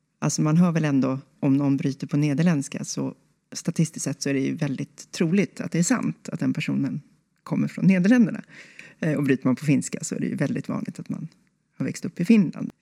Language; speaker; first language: Swedish; native; Swedish